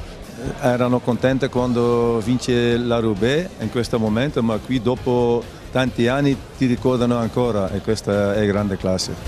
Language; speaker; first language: Italian; non-native, learner; Dutch